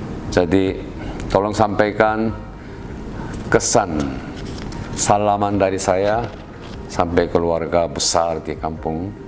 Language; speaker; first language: Indonesian; non-native, learner; Korean